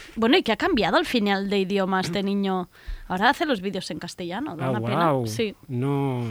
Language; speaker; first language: Spanish; native; Spanish